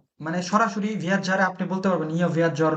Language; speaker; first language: Italian; non-native, fluent; Bangla